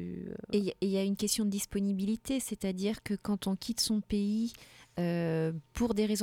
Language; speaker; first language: French; native; French